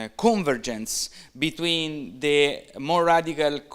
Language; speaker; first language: English; non-native, fluent; Italian